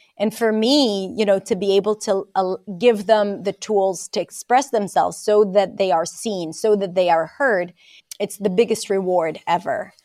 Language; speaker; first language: English; non-native, fluent; Hebrew